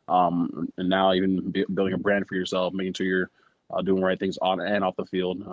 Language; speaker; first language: English; native; English